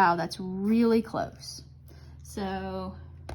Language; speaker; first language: English; native; English